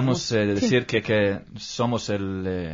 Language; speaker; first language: Spanish; non-native, learner; Hebrew